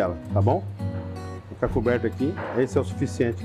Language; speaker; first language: Portuguese; native; Portuguese